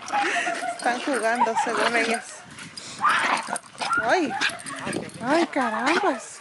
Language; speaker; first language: Spanish; native; Spanish